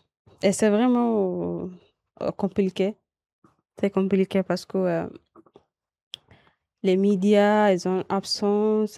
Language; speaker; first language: French; non-native, learner; Arabic